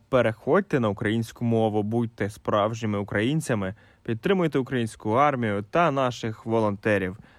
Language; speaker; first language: Ukrainian; non-native, local second language; Russian